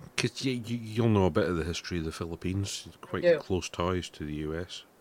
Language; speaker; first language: English; native; English